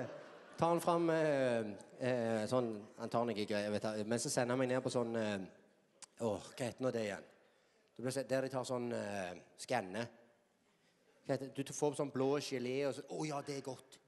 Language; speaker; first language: Norwegian; native; Norwegian